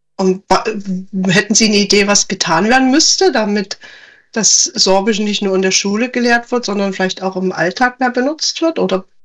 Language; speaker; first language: German; native; German